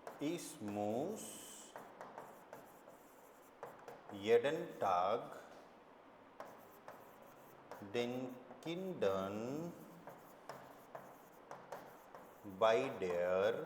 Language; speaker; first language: German; non-native, fluent; Hindi